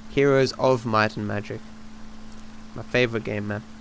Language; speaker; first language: English; native; English